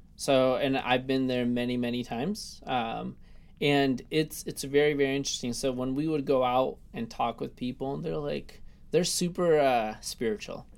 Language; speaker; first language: English; early bilingual, other home language; Russian